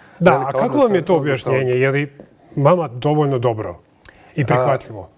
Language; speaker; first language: Bosnian; native; Bosnian